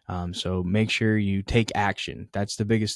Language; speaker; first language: English; native; English